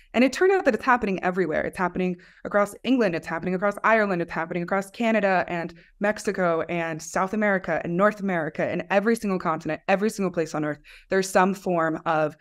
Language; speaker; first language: English; native; English